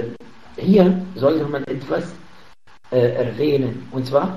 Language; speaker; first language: German; non-native, fluent; Arabic